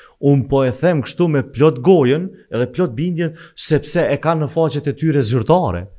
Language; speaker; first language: Albanian; native; Albanian